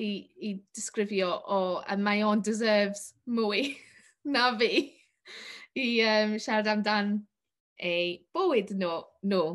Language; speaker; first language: Welsh; non-native, learner; English